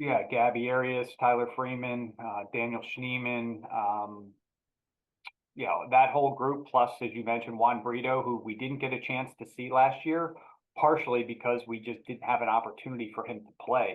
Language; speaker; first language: English; native; English